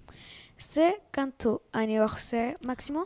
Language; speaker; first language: French; non-native, learner; Spanish